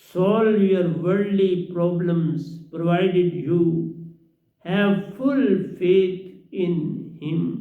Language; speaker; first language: English; non-native, local second language; Hindi